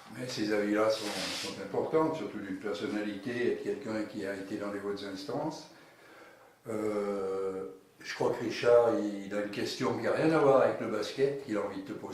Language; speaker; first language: French; native; French